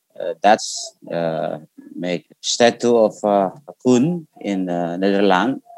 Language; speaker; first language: English; non-native, learner; Indonesian